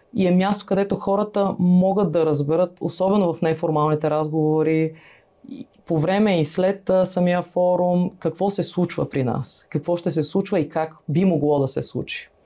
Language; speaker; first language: Bulgarian; native; Bulgarian